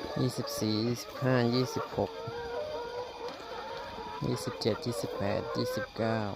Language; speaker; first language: Thai; native; Thai